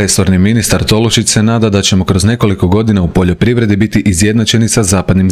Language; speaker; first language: Croatian; native; Croatian